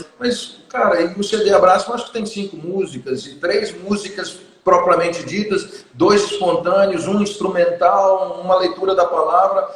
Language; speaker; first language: Portuguese; non-native, fluent; English